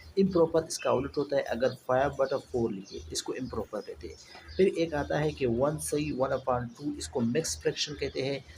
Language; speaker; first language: Urdu; non-native, local second language; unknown